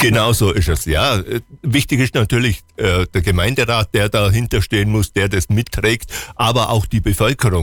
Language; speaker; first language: German; native; German